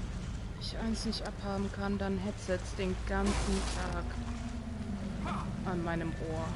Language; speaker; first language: German; native; German